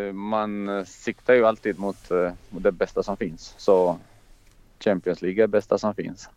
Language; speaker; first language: Swedish; non-native, fluent; Croatian